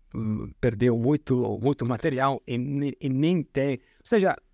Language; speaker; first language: Portuguese; non-native, fluent; Italian